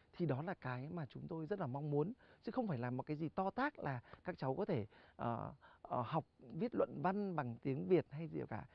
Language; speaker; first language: Vietnamese; native; Vietnamese